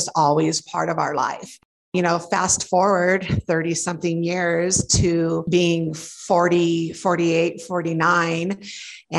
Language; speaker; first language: English; native; English